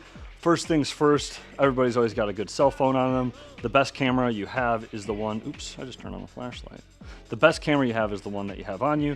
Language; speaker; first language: English; native; English